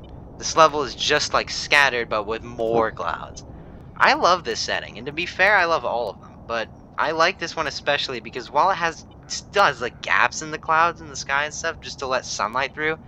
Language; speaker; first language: English; native; English